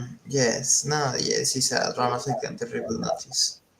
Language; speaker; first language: English; non-native, learner; Spanish